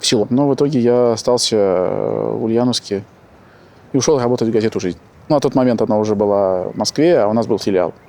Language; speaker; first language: Russian; native; Russian